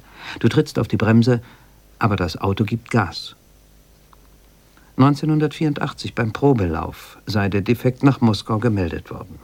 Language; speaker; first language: German; native; German